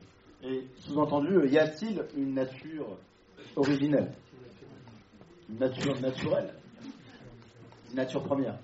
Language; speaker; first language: French; native; French